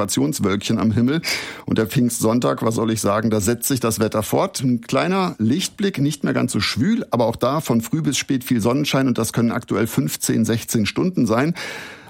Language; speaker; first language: German; native; German